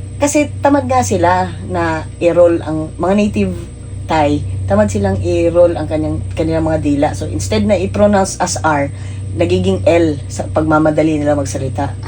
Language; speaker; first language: Filipino; non-native, local second language; Cebuano